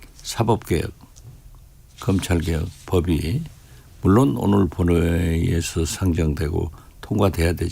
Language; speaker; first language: Korean; native; Korean